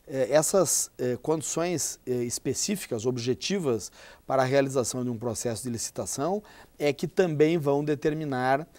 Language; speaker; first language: Portuguese; native; Portuguese